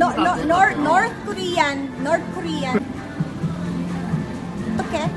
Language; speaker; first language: English; non-native, local second language; Filipino